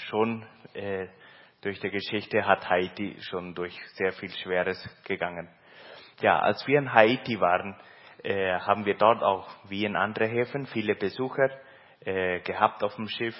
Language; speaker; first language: German; early bilingual, heritage; Plautdietsch